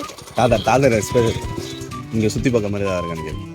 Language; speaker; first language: Tamil; native; Tamil